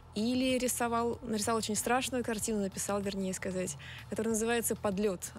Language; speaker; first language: Russian; native; Russian